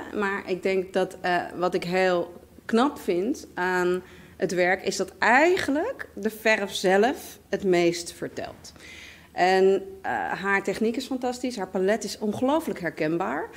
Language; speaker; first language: Dutch; native; Dutch